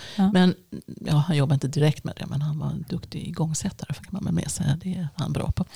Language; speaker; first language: Swedish; early bilingual, other home language; Finnish